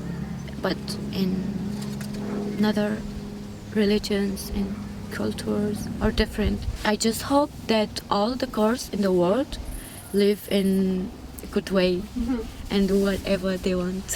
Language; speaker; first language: English; non-native, learner; Arabic